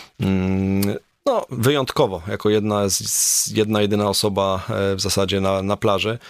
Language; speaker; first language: Polish; native; Polish